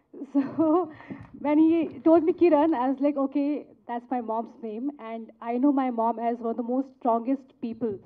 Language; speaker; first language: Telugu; non-native, local second language; Hindi